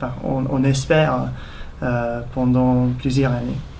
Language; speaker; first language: French; non-native, fluent; English